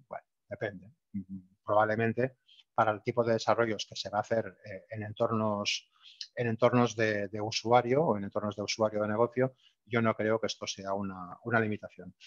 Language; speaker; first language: Spanish; native; Spanish